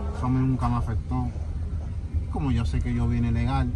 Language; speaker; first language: Spanish; native; Spanish